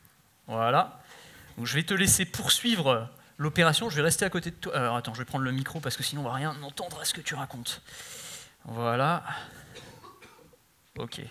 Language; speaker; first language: French; native; French